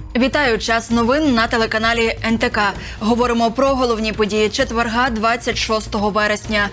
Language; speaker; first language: Ukrainian; native; Ukrainian